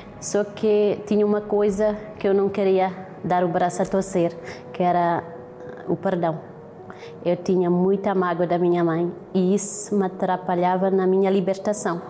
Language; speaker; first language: Portuguese; non-native, local second language; Kabuverdianu